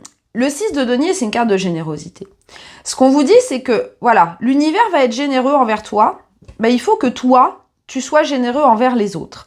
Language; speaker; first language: French; native; French